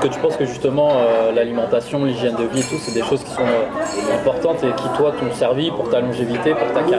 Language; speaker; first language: French; native; French